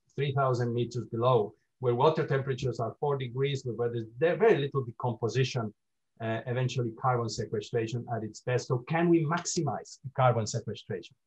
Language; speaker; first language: English; non-native, fluent; Spanish